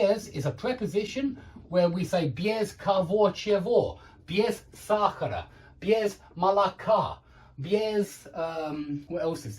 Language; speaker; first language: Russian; non-native, learner; English